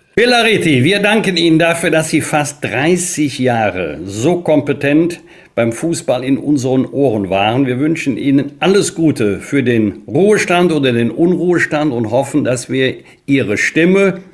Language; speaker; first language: German; early bilingual, other home language; Portuguese